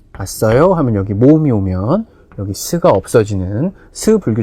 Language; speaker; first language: Korean; native; Korean